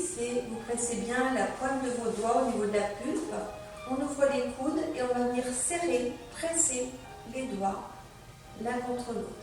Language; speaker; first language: French; native; French